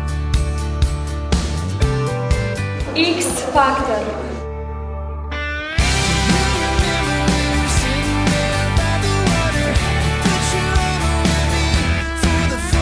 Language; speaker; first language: Armenian; early bilingual, heritage; Armenian